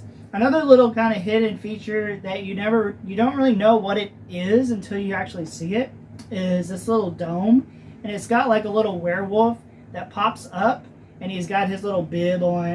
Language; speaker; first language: English; native; English